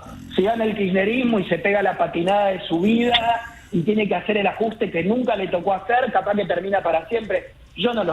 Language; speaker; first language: Spanish; native; Spanish